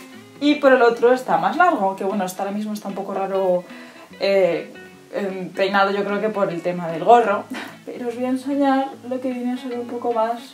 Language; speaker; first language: Spanish; native; Spanish